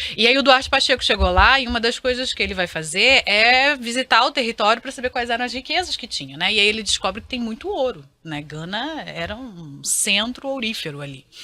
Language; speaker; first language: Portuguese; native; Portuguese